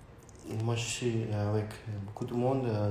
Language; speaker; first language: French; non-native, learner; Urdu